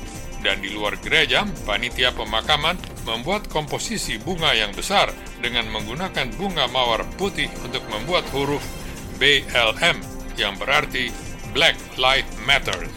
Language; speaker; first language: Indonesian; native; Indonesian